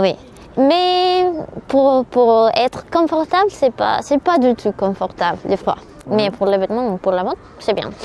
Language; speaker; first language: French; non-native, learner; Spanish